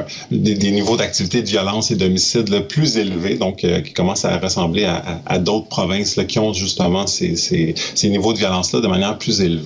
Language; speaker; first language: French; native; French